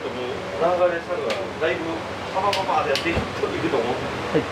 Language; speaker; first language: Japanese; native; Japanese